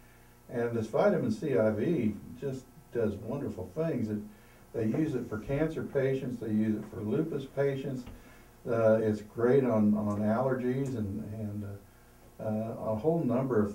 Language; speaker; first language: English; native; English